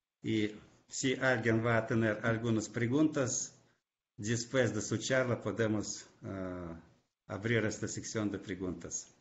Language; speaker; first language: Spanish; non-native, fluent; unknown